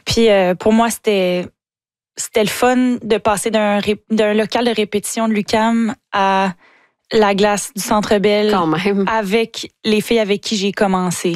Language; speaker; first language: French; native; French